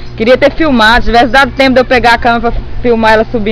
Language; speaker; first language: Portuguese; native; Portuguese